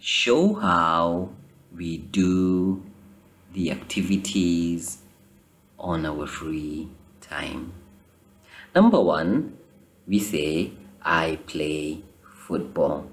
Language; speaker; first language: English; non-native, fluent; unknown